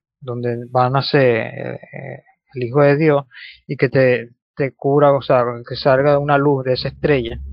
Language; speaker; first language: Spanish; native; Spanish